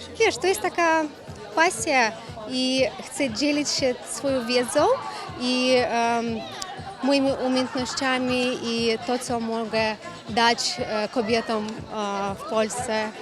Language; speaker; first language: Polish; non-native, fluent; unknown